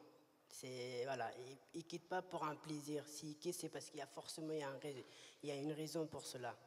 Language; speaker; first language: French; early bilingual, other home language; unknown